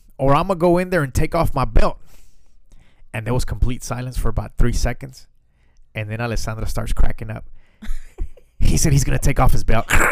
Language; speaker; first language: English; early bilingual, other home language; Spanish